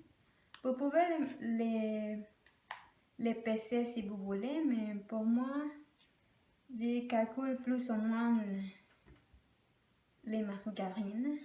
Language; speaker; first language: French; non-native, learner; Spanish